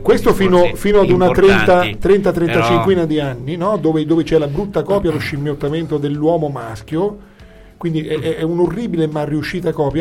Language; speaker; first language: Italian; native; Italian